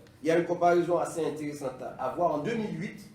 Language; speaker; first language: French; non-native, local second language; Haitian Creole